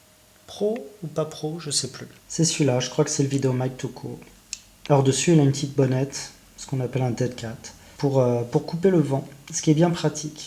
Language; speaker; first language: French; native; French